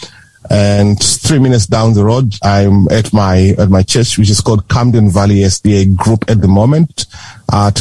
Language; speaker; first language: English; non-native, local second language; Shona